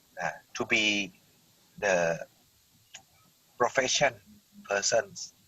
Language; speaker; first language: English; non-native, learner; Thai